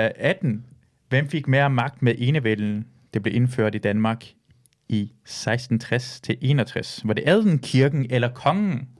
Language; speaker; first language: Danish; early bilingual, other home language; Persian